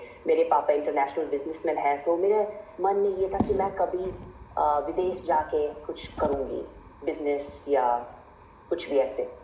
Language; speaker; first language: Hindi; non-native, fluent; English